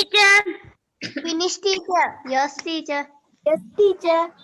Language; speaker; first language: English; non-native, learner; Sinhala